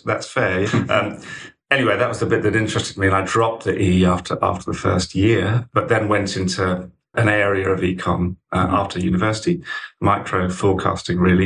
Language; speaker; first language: English; native; English